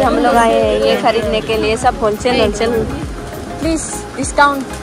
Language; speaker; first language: Hindi; non-native, local second language; Assamese